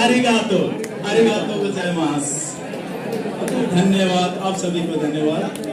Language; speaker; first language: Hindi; native; Hindi